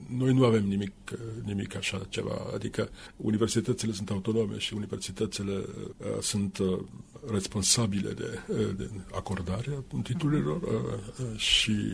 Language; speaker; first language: Romanian; non-native, fluent; Finnish